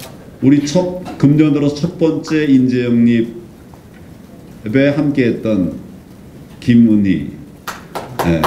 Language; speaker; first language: Korean; native; Korean